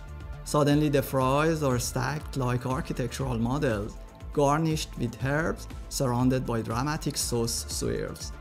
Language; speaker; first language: English; non-native, fluent; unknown